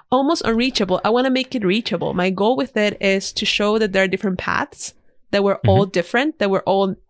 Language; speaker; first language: English; non-native, fluent; Spanish